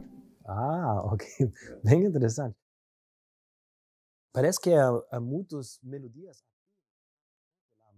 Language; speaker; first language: Portuguese; non-native, learner; German